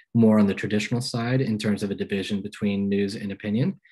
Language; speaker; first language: English; native; English